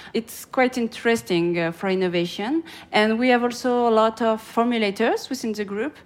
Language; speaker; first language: English; non-native, fluent; French